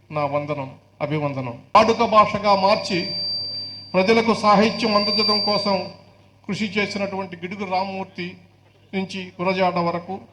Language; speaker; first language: Telugu; native; Telugu